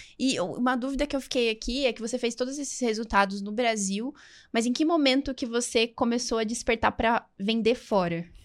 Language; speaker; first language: Portuguese; native; Portuguese